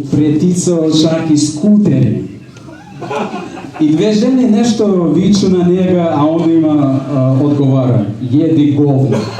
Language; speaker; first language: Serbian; non-native, fluent; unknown